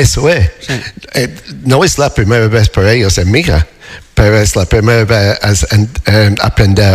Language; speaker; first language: Spanish; non-native, fluent; English